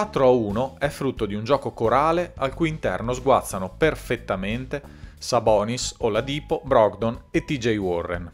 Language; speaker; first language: Italian; native; Italian